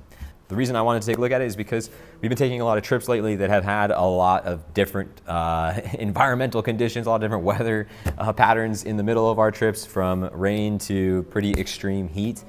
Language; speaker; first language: English; native; English